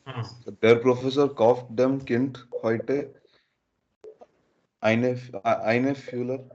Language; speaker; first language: German; non-native, learner; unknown